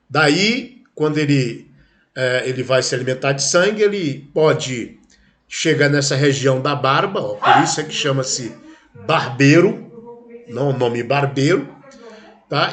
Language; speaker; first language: Portuguese; native; Portuguese